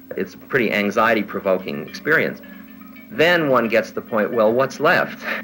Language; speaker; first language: English; native; English